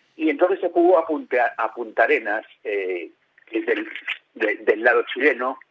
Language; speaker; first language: Spanish; native; Spanish